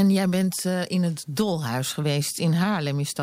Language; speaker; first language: Dutch; native; Dutch